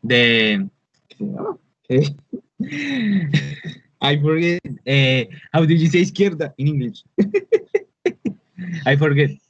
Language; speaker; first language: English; non-native, learner; Spanish